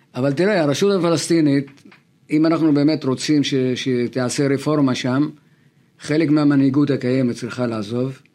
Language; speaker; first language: Hebrew; non-native, local second language; Arabic